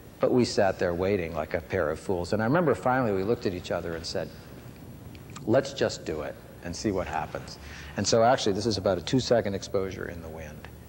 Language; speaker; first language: English; native; English